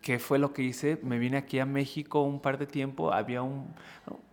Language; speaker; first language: Spanish; early bilingual, heritage; Spanish